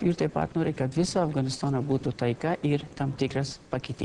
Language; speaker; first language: Lithuanian; non-native, learner; Persian